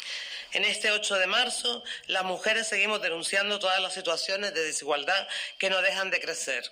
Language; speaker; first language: Spanish; native; Spanish